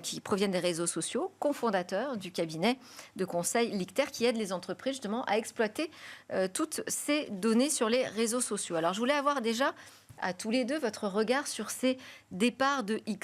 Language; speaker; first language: French; native; French